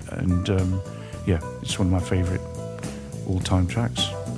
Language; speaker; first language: English; early bilingual, other home language; French